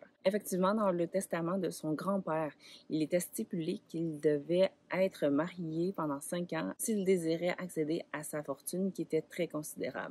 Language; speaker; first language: French; native; French